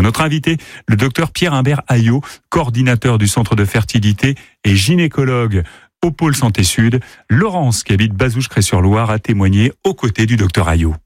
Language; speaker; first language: French; native; French